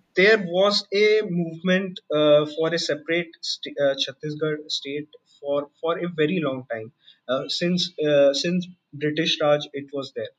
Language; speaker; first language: English; non-native, local second language; Hindi